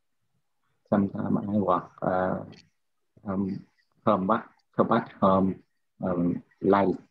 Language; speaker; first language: English; non-native, learner; Vietnamese